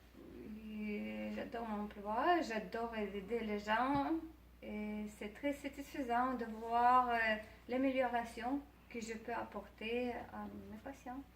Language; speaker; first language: French; non-native, learner; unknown